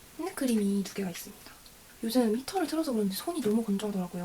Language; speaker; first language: Korean; native; Korean